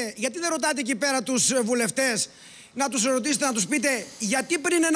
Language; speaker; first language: Greek; native; Greek